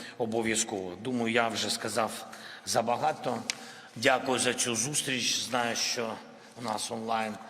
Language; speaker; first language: Ukrainian; non-native, local second language; Russian